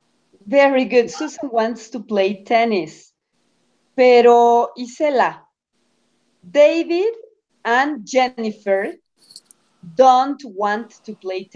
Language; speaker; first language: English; non-native, fluent; Spanish